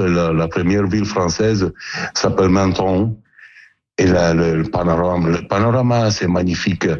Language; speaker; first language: French; non-native, learner; Italian